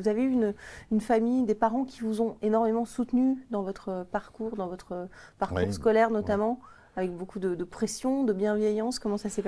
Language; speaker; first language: French; native; French